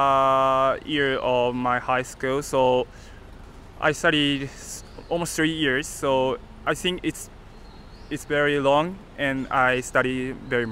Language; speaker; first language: English; non-native, learner; Japanese